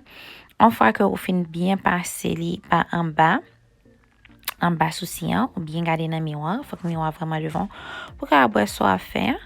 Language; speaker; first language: French; non-native, learner; Haitian Creole